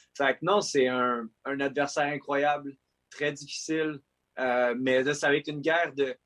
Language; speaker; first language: French; native; French